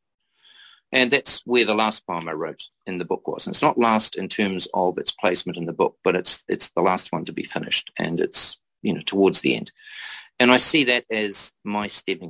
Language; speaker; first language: English; native; English